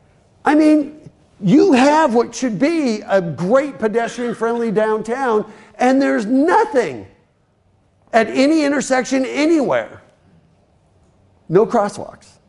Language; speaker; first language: English; native; English